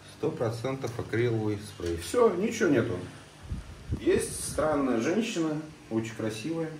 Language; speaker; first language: Russian; native; Russian